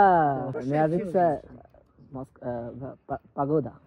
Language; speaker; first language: Russian; non-native, learner; Bangla